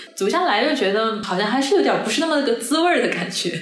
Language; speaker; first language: Chinese; non-native, local second language; Cantonese